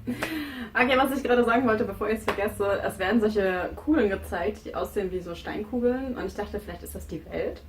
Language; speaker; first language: German; native; German